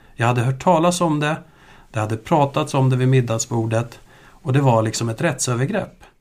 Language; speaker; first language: Swedish; early bilingual, other home language; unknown